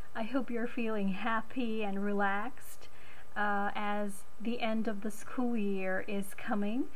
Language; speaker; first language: English; non-native, fluent; Macedonian